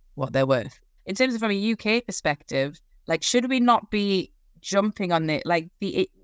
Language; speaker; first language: English; native; English